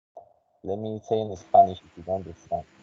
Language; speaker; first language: English; non-native, fluent; Spanish